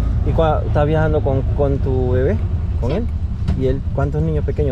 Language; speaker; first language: Spanish; native; Spanish